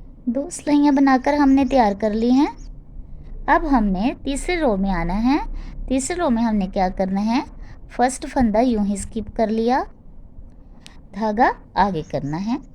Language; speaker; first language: Hindi; non-native, local second language; Punjabi